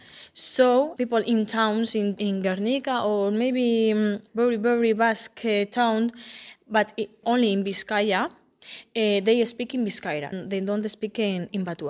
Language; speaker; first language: English; non-native, fluent; Basque